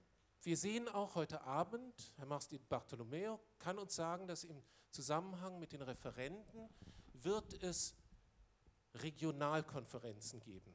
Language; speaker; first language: German; non-native, local second language; Luxembourgish